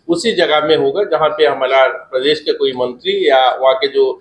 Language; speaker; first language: Hindi; non-native, local second language; Bangla